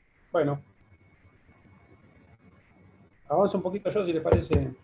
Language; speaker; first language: Spanish; native; Spanish